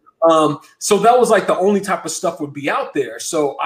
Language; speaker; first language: English; native; English